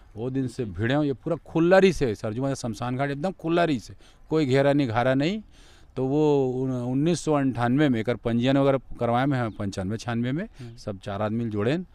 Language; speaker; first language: Hindi; native; Hindi